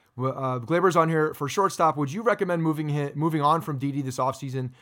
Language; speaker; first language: English; native; English